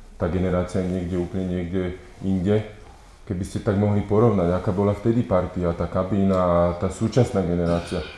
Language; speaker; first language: Slovak; native; Slovak